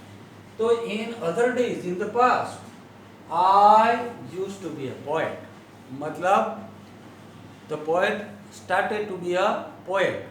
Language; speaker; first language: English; non-native, local second language; Gujarati